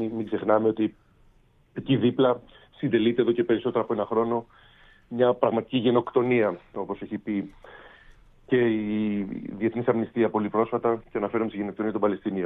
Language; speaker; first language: Greek; native; Greek